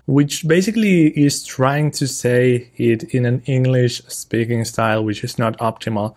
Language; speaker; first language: English; non-native, fluent; Finnish